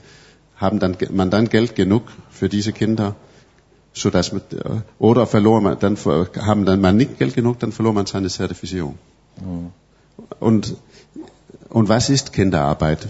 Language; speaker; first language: German; non-native, fluent; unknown